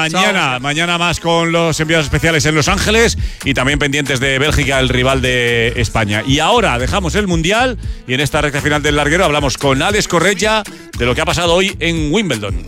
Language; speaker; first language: Spanish; native; Spanish